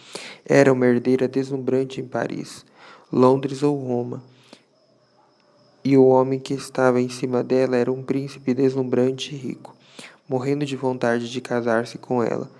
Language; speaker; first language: Portuguese; native; Portuguese